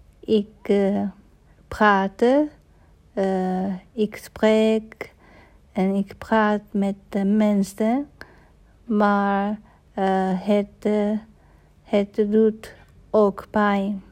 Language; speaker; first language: Dutch; non-native, learner; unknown